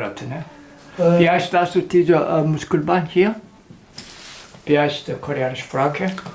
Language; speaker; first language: German; non-native, learner; Korean